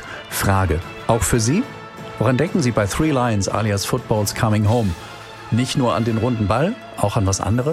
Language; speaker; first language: German; native; German